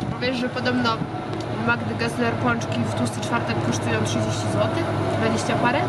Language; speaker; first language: Polish; native; Polish